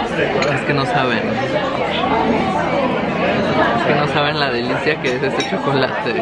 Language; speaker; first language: Spanish; native; Spanish